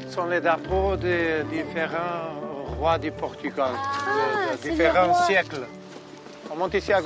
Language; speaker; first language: French; non-native, fluent; Portuguese